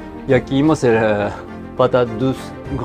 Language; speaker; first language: French; non-native, learner; Japanese